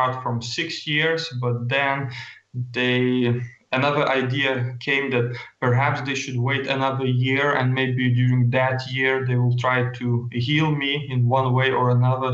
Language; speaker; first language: English; non-native, fluent; Lithuanian